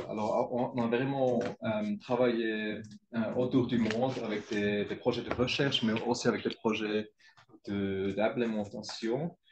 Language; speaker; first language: French; non-native, local second language; German